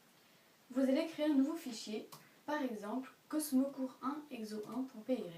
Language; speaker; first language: French; native; French